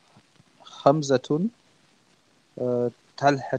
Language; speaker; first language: Arabic; non-native, learner; English